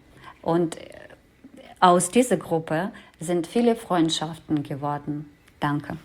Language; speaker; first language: German; non-native, fluent; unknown